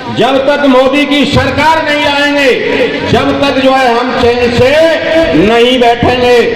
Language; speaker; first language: Hindi; native; Hindi